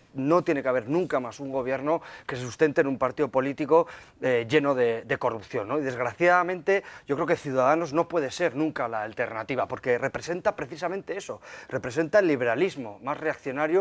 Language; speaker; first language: Spanish; native; Spanish